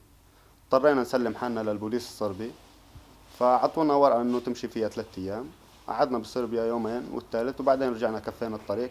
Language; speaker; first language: Arabic; native; Arabic